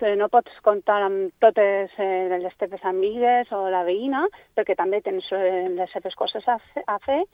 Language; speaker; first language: Catalan; non-native, local second language; Spanish